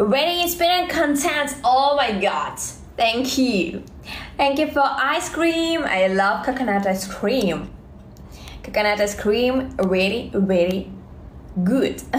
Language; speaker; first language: English; non-native, learner; Russian